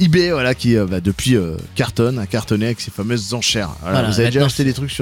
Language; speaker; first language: French; native; French